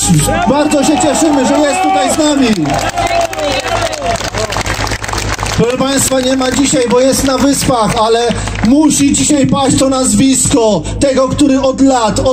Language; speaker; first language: Polish; native; Polish